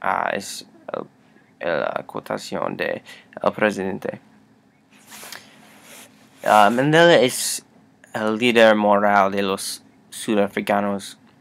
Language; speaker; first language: Spanish; non-native, learner; English